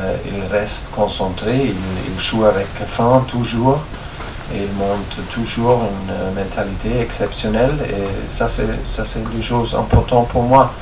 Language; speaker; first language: French; non-native, learner; German